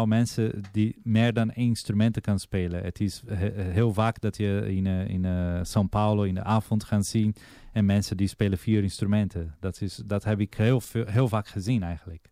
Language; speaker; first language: Dutch; non-native, fluent; Portuguese